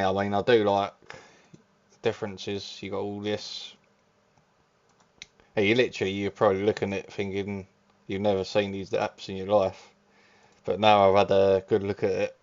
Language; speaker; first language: English; native; English